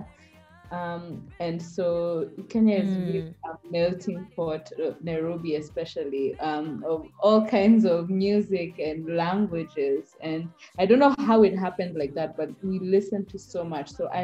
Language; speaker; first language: English; native; English